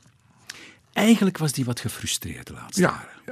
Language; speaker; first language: Dutch; native; Dutch